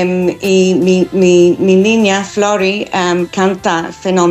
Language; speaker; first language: Spanish; non-native, learner; English